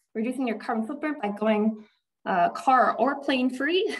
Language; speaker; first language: English; native; English